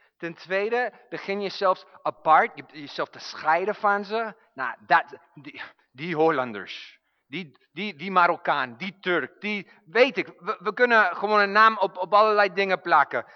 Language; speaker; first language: Dutch; non-native, fluent; English